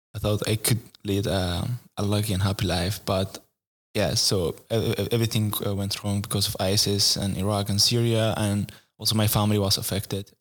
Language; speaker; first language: English; non-native, fluent; Arabic